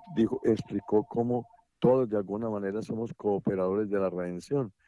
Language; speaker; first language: Spanish; native; Spanish